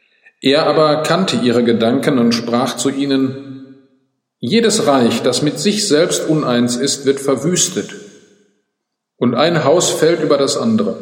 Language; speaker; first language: German; native; German